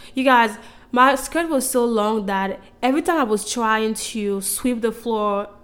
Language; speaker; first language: English; non-native, fluent; French